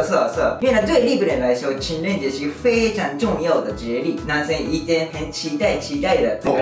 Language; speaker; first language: Chinese; non-native, learner; Japanese